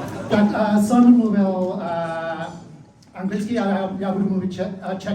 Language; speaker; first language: Czech; early bilingual, heritage; English